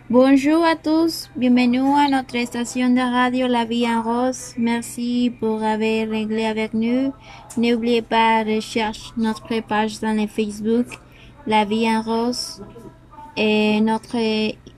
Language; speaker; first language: French; non-native, learner; Spanish